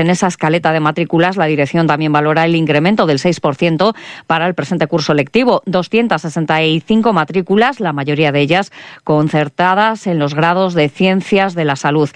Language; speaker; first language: Spanish; native; Spanish